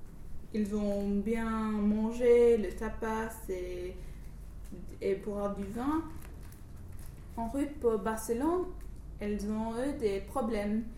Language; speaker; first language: French; non-native, learner; English